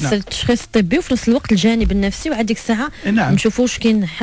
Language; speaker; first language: Arabic; native; Arabic